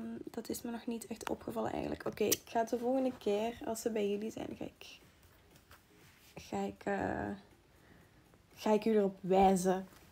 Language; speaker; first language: Dutch; native; Dutch